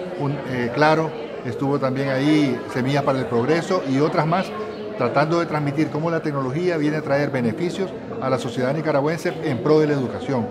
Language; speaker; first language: Spanish; native; Spanish